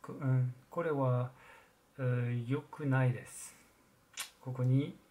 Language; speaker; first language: Japanese; non-native, learner; French